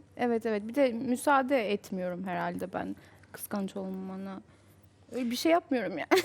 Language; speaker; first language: Turkish; non-native, fluent; Albanian